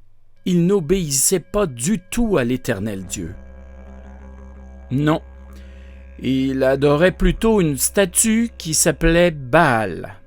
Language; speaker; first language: French; native; French